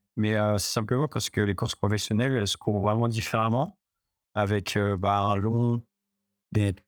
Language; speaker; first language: French; native; French